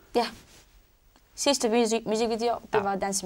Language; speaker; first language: Danish; non-native, learner; Arabic